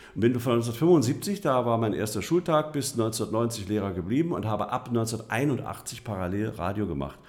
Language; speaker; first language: German; native; German